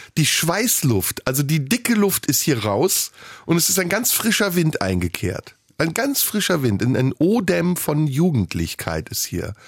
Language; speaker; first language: German; early bilingual, other home language; Turkish